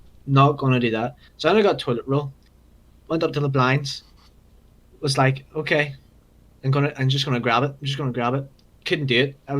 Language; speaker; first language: English; native; English